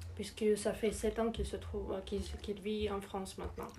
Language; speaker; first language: French; non-native, learner; English